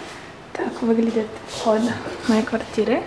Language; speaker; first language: Russian; early bilingual, heritage; Russian